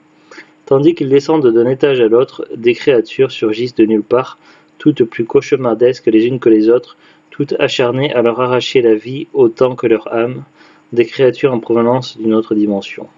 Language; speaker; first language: French; native; French